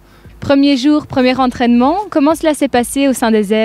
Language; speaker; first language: French; native; French